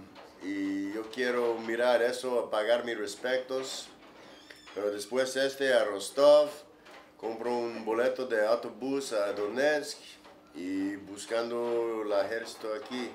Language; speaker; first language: Spanish; non-native, learner; English